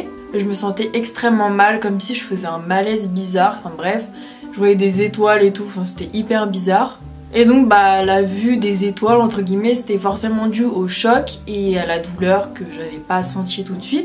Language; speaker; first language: French; native; French